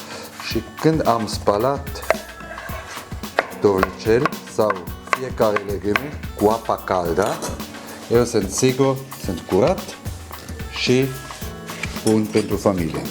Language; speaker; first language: Romanian; non-native, learner; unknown